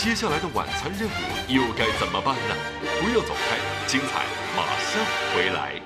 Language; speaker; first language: Chinese; native; Chinese